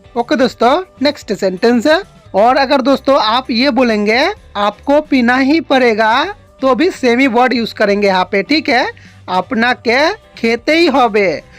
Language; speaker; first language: Hindi; native; Hindi